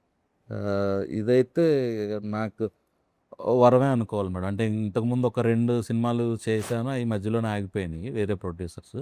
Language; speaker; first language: Telugu; native; Telugu